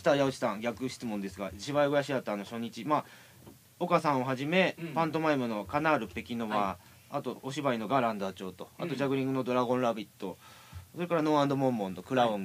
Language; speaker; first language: Japanese; native; Japanese